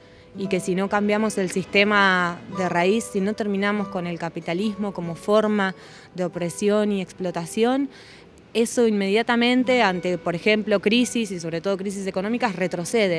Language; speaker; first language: Spanish; native; Spanish